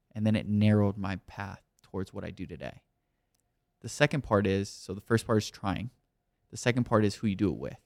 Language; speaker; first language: English; native; English